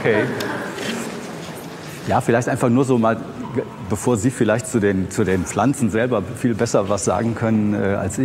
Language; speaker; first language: German; native; German